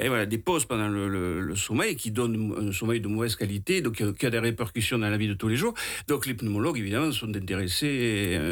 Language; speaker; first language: French; native; French